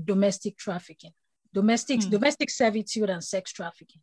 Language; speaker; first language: English; non-native, local second language; Yoruba